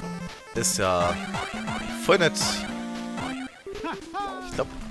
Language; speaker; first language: German; native; German